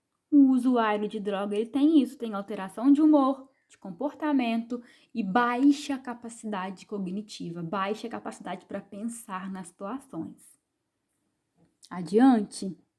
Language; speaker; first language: Portuguese; native; Portuguese